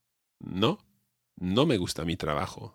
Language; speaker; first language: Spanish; non-native, fluent; English